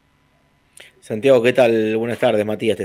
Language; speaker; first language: Spanish; native; Spanish